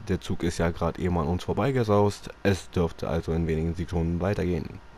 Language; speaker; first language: German; native; German